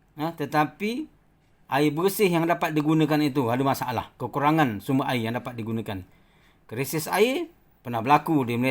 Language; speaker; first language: Malay; native; Malay